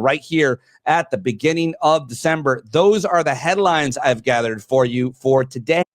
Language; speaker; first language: English; native; English